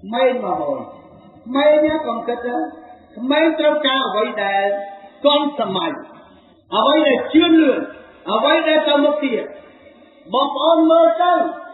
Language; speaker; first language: Khmer; native; Khmer